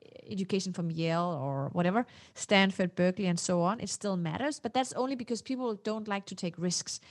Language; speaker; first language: English; non-native, fluent; Danish